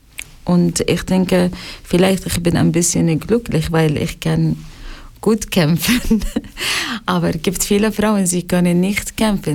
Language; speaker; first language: German; non-native, learner; Arabic